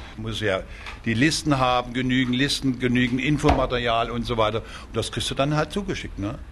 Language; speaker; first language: German; native; German